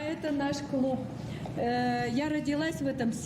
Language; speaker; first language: Russian; native; Russian